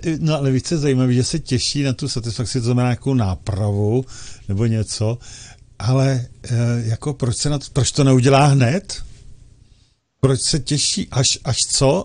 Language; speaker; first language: Czech; native; Czech